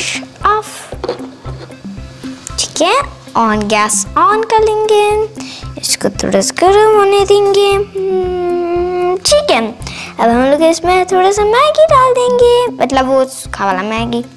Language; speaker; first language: Hindi; native; Hindi